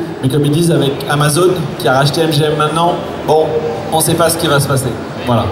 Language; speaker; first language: French; native; French